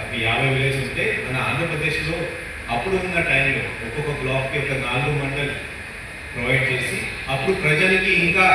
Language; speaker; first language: Telugu; non-native, local second language; Marathi